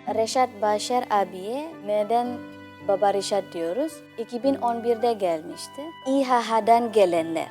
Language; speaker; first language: Turkish; non-native, fluent; Indonesian